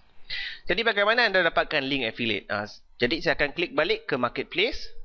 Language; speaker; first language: Malay; native; Malay